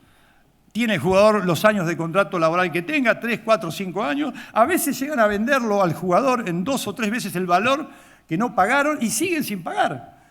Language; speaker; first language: Spanish; native; Spanish